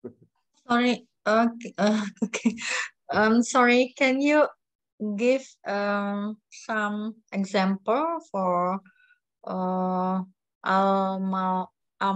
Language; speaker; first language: English; non-native, learner; Indonesian